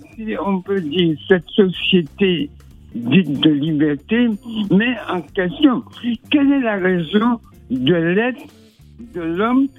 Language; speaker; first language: French; native; French